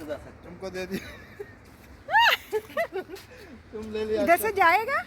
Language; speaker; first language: Hindi; non-native, local second language; Malayalam